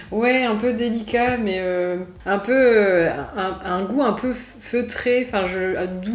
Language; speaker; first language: French; native; French